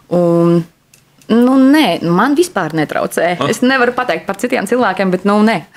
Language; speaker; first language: Latvian; non-native, local second language; Russian